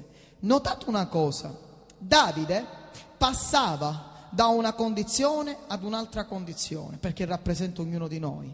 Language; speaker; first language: Italian; native; Italian